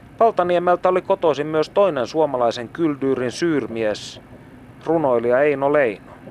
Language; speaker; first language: Finnish; native; Finnish